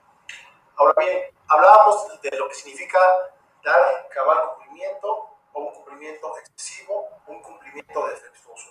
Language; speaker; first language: Spanish; native; Spanish